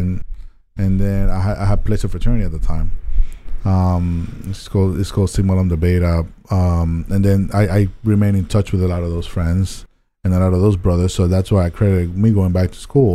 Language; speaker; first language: English; non-native, fluent; Spanish